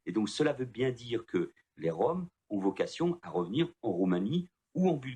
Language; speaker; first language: French; native; French